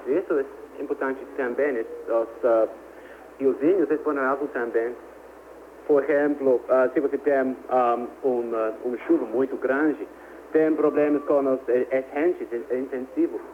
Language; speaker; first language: Portuguese; non-native, learner; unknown